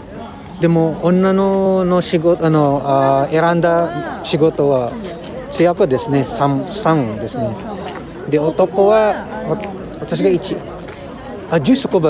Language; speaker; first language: Japanese; non-native, learner; Filipino